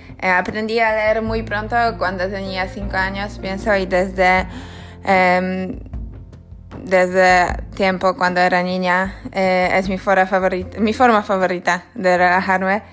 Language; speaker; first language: Spanish; non-native, learner; Polish